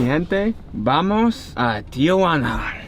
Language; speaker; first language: Spanish; non-native, learner; English